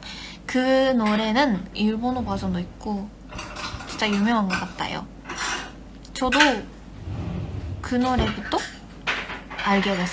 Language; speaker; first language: Korean; non-native, learner; Japanese